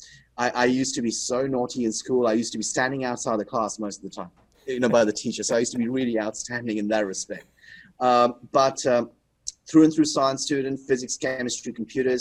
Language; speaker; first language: English; non-native, local second language; Bangla